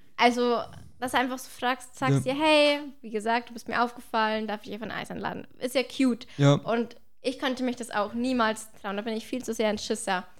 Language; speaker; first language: German; native; German